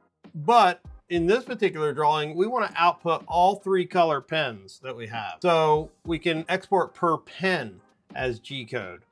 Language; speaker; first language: English; native; English